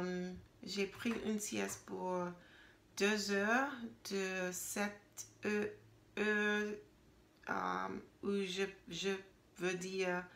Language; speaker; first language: French; non-native, learner; English